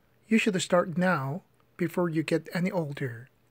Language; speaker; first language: English; non-native, fluent; Korean